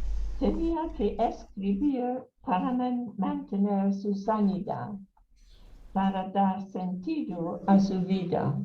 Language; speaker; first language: Spanish; non-native, learner; English